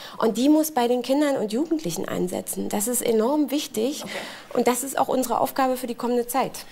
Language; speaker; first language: German; native; German